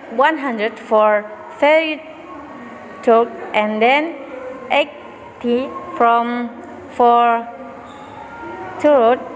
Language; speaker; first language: English; non-native, learner; Indonesian